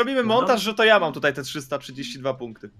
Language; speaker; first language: Polish; native; Polish